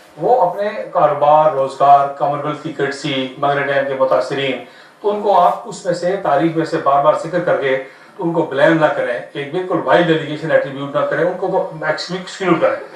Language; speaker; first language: Urdu; non-native, local second language; Pahari-Potwari